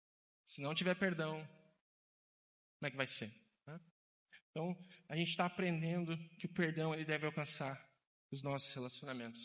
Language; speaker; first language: Portuguese; native; Portuguese